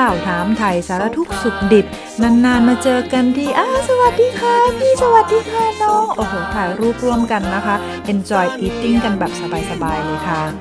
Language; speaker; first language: Thai; native; Thai